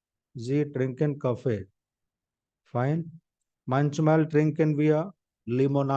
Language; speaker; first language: German; non-native, fluent; Hindi